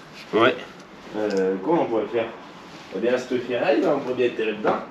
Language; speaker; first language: French; native; French